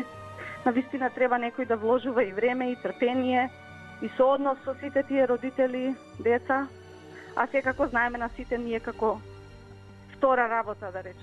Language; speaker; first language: Macedonian; native; Macedonian